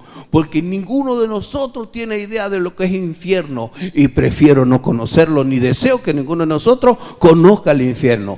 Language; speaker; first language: Spanish; native; Spanish